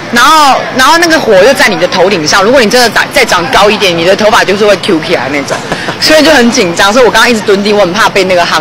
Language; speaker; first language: Chinese; native; Chinese